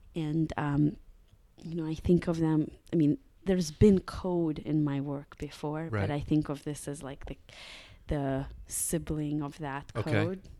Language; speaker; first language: English; early bilingual, other home language; Russian